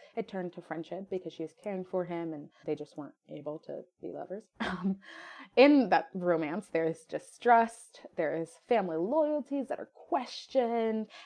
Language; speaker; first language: English; non-native, fluent; French